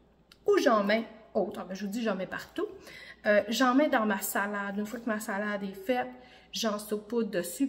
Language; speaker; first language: French; native; French